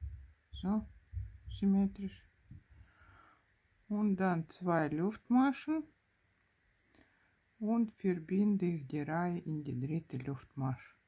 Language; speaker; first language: German; non-native, fluent; Russian